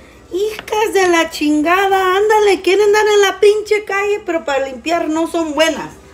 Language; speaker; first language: Spanish; early bilingual, heritage; Spanish